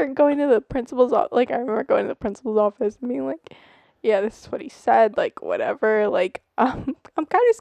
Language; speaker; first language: English; native; English